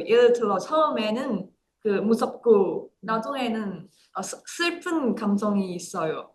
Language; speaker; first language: Korean; non-native, fluent; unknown